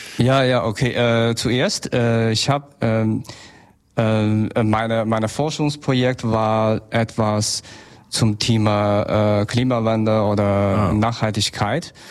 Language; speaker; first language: German; non-native, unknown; Vietnamese